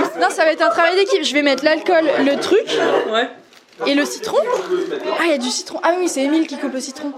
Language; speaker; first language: French; native; French